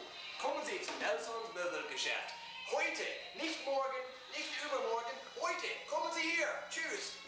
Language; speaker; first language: German; non-native, learner; English